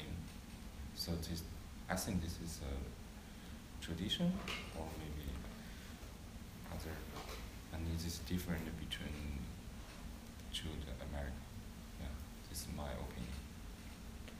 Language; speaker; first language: English; non-native, learner; Chinese